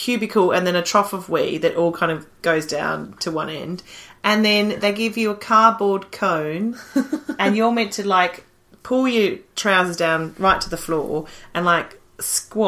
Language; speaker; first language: English; native; English